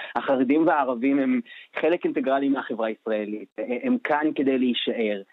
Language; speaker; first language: Hebrew; native; Hebrew